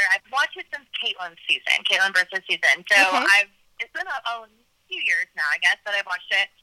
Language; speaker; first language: English; native; English